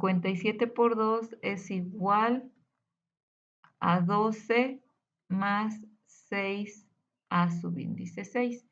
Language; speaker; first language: Spanish; native; Spanish